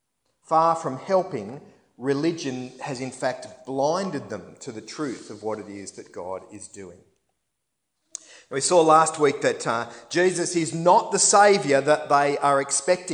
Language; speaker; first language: English; native; English